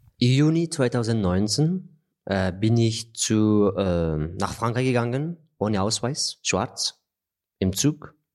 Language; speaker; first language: German; non-native, fluent; Persian